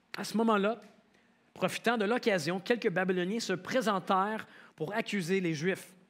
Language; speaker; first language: French; native; French